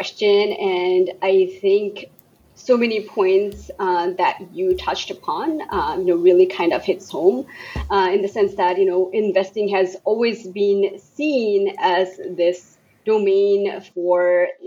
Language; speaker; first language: English; non-native, local second language; Bangla